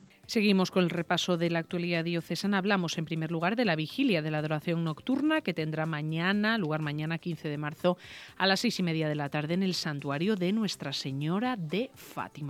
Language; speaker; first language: Spanish; native; Spanish